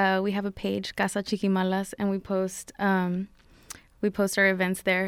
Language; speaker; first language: English; native; English